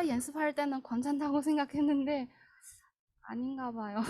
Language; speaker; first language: Korean; non-native, fluent; Chinese